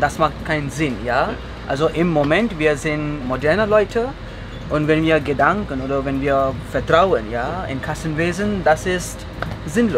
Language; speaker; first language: German; non-native, fluent; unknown